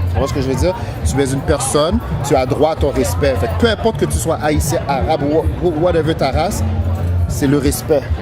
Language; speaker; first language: French; early bilingual, other home language; Haitian Creole